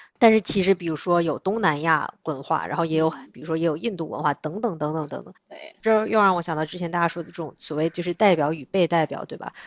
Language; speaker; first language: Chinese; native; Chinese